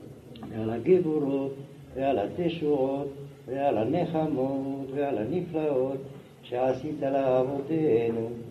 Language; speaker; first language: Hebrew; non-native, fluent; French